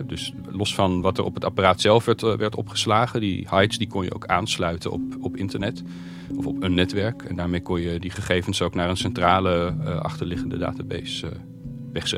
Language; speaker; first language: Dutch; native; Dutch